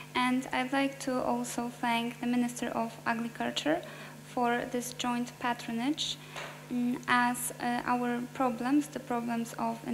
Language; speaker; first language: English; non-native, fluent; Polish